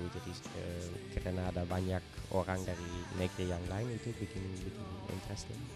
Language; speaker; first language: Indonesian; non-native, fluent; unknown